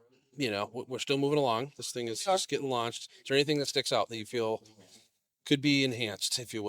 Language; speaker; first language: English; native; English